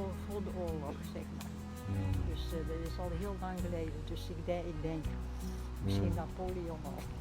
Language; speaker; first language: Dutch; native; Dutch